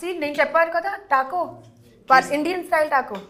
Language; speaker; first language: Telugu; non-native, fluent; Hindi